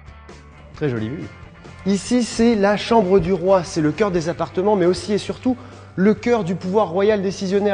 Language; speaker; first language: French; native; French